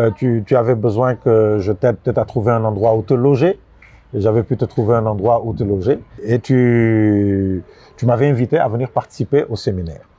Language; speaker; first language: French; non-native, local second language; Wolof